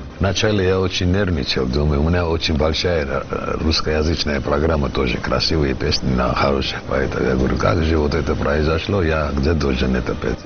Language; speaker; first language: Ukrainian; non-native, learner; Georgian